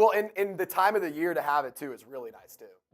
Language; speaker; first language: English; native; English